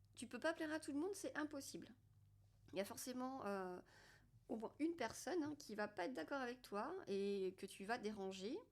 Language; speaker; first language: French; native; French